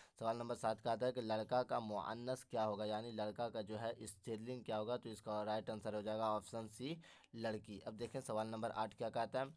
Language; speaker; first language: Urdu; native; Urdu